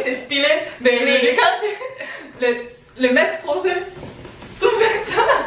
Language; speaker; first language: French; non-native, learner; Chinese